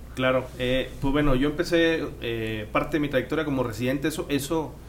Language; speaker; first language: Spanish; native; Spanish